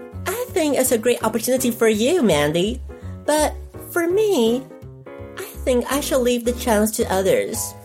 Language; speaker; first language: English; non-native, fluent; Chinese